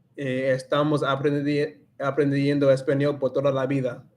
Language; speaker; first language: Spanish; non-native, learner; English